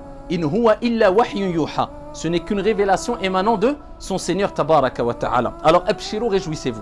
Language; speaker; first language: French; native; French